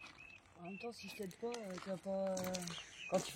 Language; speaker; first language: French; native; French